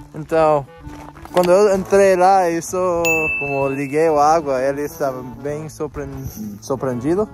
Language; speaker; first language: Portuguese; non-native, fluent; English